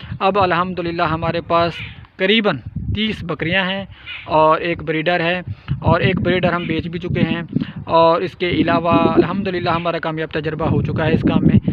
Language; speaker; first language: Urdu; non-native, local second language; Saraiki